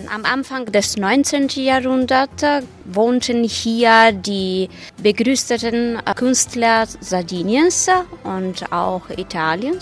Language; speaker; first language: German; non-native, fluent; Italian